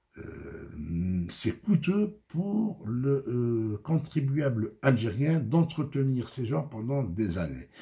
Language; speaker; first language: French; non-native, local second language; Arabic